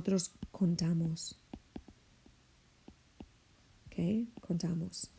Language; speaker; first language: Spanish; non-native, fluent; English